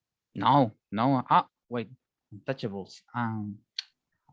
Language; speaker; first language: English; non-native, learner; Spanish